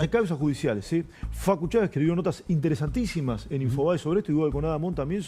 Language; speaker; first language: Spanish; native; Spanish